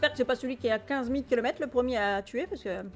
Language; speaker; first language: French; native; French